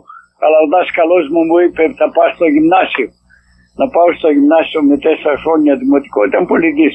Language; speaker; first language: Greek; native; Greek